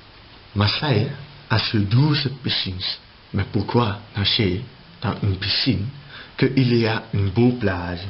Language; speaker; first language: French; non-native, learner; Dutch